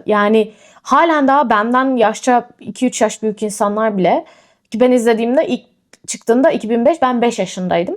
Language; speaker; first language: Turkish; native; Turkish